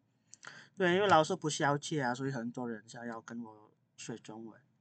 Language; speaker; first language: Chinese; non-native, fluent; Indonesian